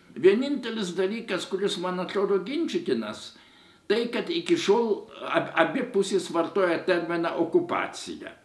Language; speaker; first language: Lithuanian; native; Lithuanian